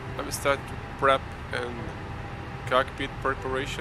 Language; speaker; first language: English; non-native, learner; Portuguese